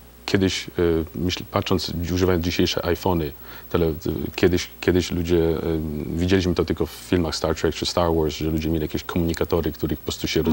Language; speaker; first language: Polish; native; Polish